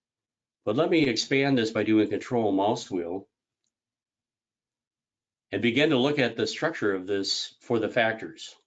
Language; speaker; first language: English; native; English